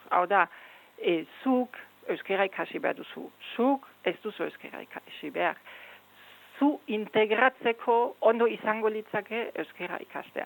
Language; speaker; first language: Basque; non-native, fluent; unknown